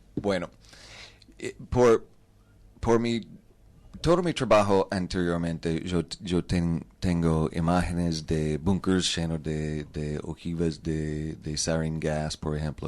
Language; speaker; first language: Spanish; non-native, learner; English